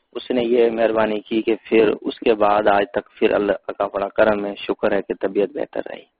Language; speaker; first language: Urdu; non-native, local second language; Sindhi